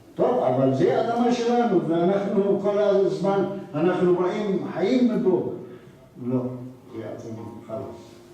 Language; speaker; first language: Hebrew; non-native, local second language; Arabic